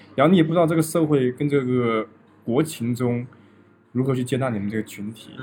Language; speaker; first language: Chinese; native; Chinese